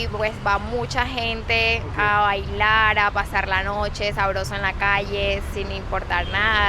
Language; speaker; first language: Spanish; native; Spanish